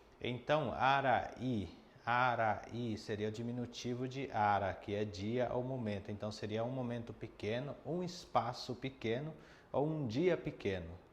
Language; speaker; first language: Portuguese; non-native, fluent; Guarani